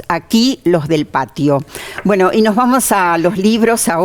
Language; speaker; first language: Spanish; native; Spanish